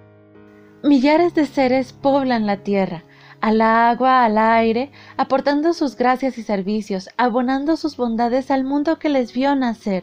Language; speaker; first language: Spanish; native; Spanish